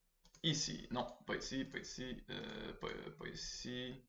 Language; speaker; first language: French; native; French